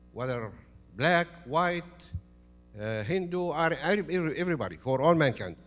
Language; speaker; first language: English; non-native, fluent; Arabic